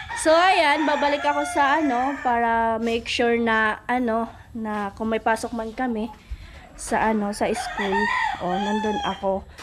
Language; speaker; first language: Filipino; non-native, local second language; Bikol